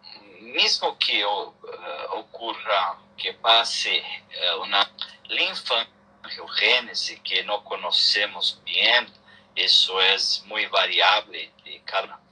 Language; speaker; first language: Spanish; non-native, learner; Portuguese